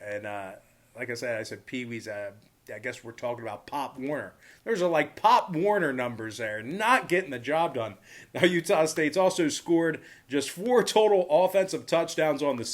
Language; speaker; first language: English; native; English